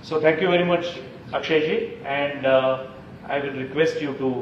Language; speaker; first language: English; non-native, local second language; Marathi